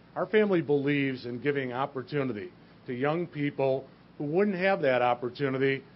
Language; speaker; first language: English; native; English